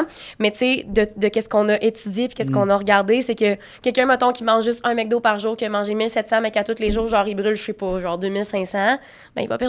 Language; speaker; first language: French; native; French